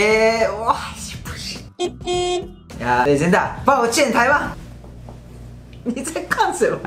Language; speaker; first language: Chinese; non-native, fluent; Japanese